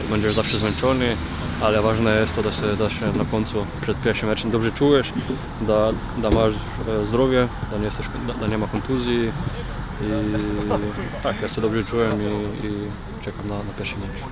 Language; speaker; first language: Polish; non-native, learner; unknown